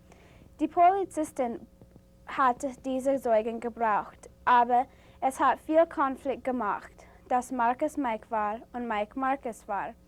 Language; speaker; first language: German; non-native, learner; English